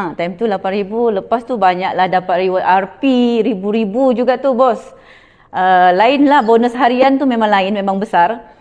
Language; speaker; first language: Malay; native; Malay